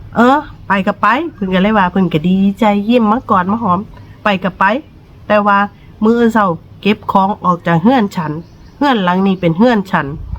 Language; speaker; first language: Thai; native; Thai